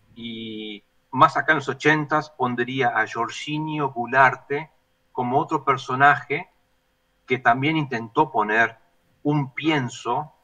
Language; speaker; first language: Spanish; native; Spanish